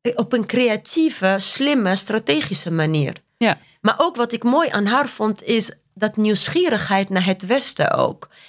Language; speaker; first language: Dutch; non-native, fluent; Arabic